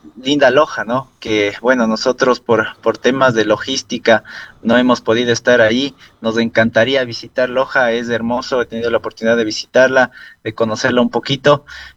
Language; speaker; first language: Spanish; native; Spanish